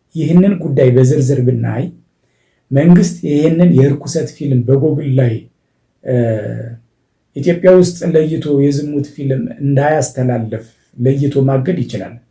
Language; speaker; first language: Amharic; native; Amharic